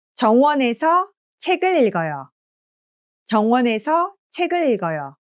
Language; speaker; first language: Korean; native; Korean